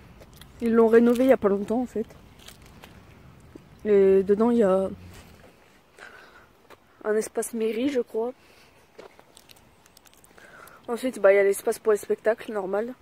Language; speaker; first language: French; native; French